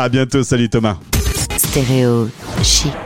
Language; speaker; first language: French; native; French